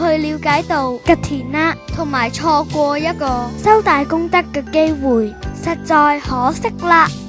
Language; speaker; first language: Cantonese; early bilingual, other home language; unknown